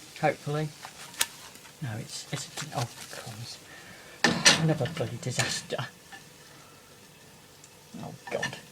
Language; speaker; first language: English; native; English